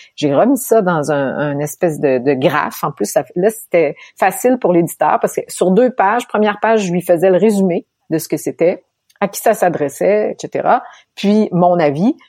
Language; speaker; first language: French; native; French